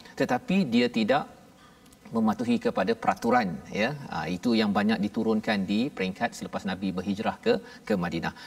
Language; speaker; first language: Malay; native; Malay